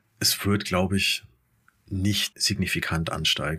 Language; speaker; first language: German; native; German